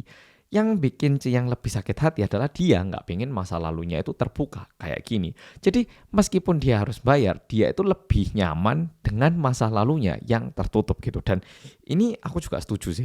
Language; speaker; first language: Indonesian; early bilingual, other home language; Korean